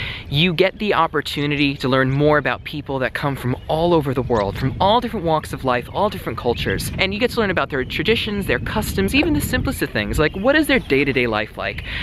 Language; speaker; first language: English; native; English